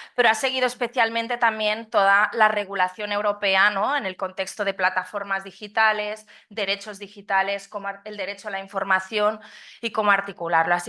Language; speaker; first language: Spanish; non-native, local second language; Catalan